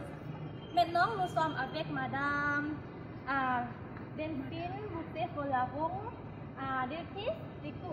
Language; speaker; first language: French; non-native, learner; Lao